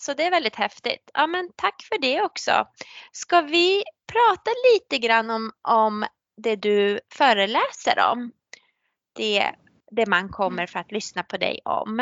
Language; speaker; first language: Swedish; native; Swedish